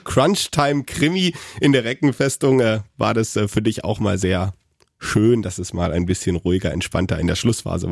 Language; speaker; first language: German; native; German